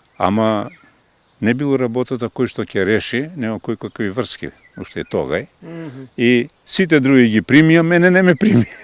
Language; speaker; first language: Macedonian; native; Macedonian